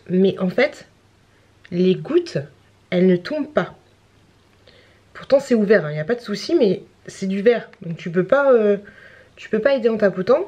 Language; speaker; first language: French; native; French